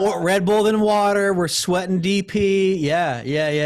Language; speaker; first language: English; native; English